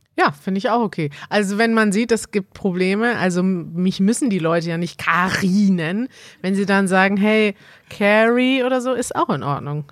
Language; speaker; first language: German; native; German